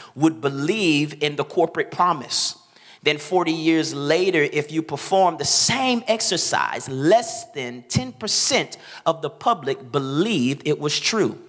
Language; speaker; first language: English; native; English